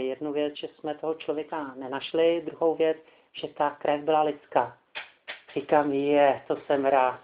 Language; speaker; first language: Czech; native; Czech